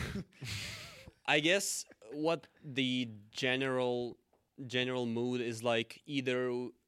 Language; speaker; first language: English; non-native, fluent; Russian